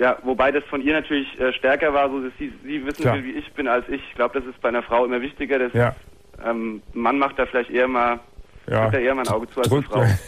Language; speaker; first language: German; native; German